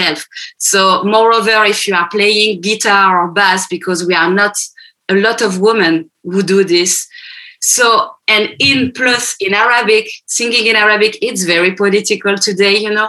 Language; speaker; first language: English; non-native, fluent; French